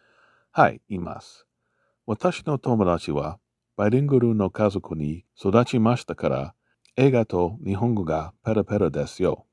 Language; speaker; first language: Japanese; non-native, learner; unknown